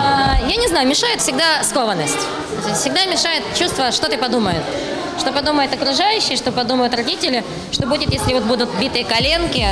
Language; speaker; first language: Russian; native; Russian